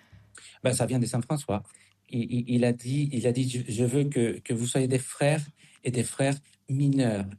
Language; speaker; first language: French; non-native, fluent; Spanish